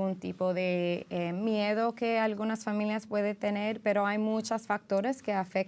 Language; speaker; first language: Spanish; early bilingual, heritage; English